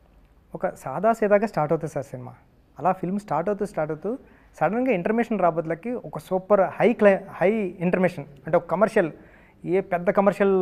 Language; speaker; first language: Telugu; native; Telugu